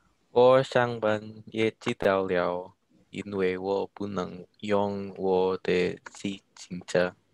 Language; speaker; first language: Chinese; non-native, learner; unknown